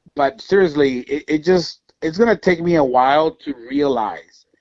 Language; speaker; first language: English; non-native, fluent; Spanish